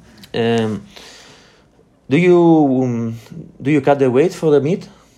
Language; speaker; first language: English; non-native, learner; Italian